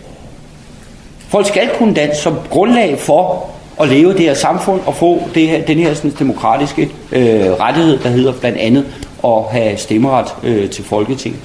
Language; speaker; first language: Danish; native; Danish